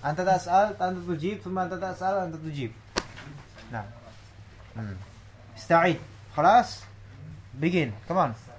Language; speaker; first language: Arabic; non-native, fluent; Indonesian